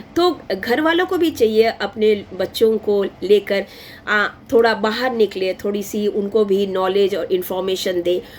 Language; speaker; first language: Hindi; non-native, local second language; Bangla